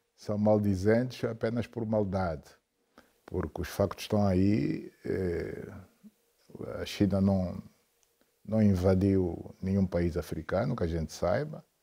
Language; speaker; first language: Portuguese; native; Portuguese